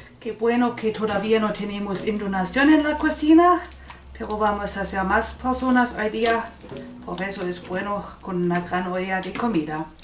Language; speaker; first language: Spanish; non-native, fluent; Swedish